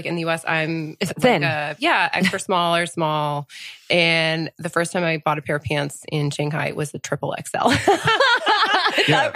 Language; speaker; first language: English; early bilingual, other home language; French